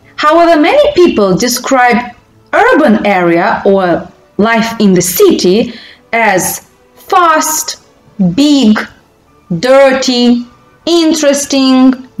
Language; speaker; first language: English; non-native, fluent; Romanian